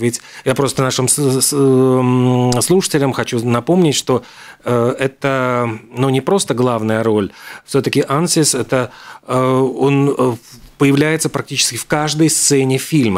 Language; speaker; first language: Russian; native; Russian